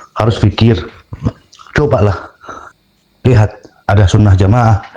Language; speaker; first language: Indonesian; non-native, learner; Arabic